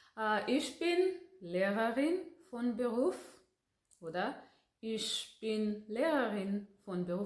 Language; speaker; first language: German; non-native, learner; Gusii